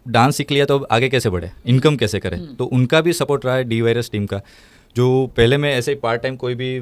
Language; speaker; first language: Hindi; non-native, local second language; Gujarati